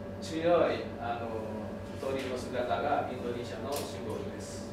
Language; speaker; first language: Japanese; non-native, learner; Indonesian